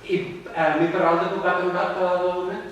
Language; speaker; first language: Basque; non-native, learner; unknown